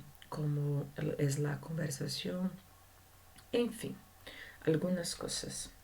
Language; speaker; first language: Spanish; non-native, learner; Portuguese